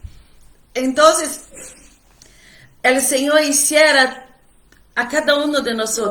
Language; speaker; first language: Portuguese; non-native, learner; Spanish